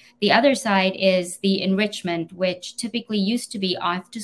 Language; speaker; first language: English; native; English